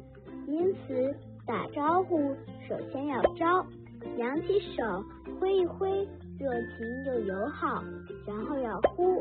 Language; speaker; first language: Chinese; native; Chinese